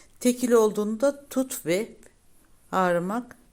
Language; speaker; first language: Turkish; native; Turkish